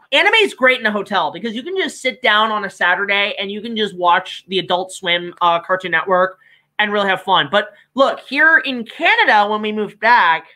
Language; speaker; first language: English; native; English